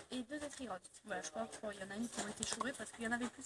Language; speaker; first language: French; native; French